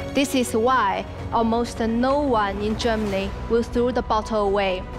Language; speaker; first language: English; non-native, fluent; Chinese